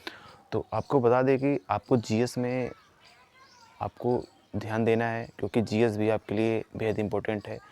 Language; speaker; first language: Hindi; native; Hindi